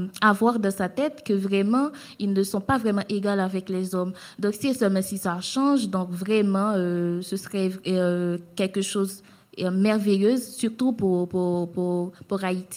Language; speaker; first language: French; non-native, local second language; Haitian Creole